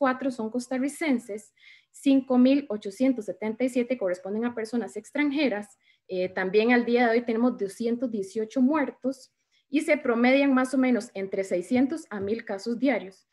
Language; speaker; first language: Spanish; native; Spanish